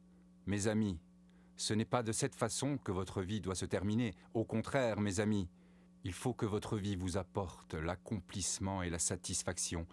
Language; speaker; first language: French; native; French